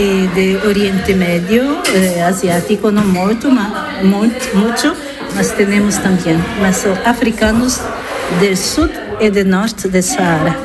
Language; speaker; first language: Spanish; non-native, fluent; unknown